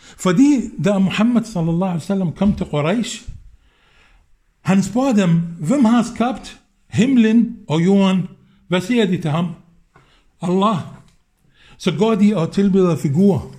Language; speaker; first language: Danish; non-native, fluent; Arabic